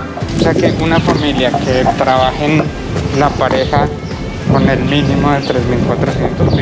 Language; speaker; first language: Spanish; native; Spanish